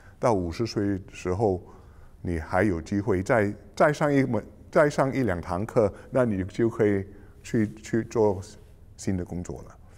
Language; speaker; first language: Chinese; non-native, local second language; English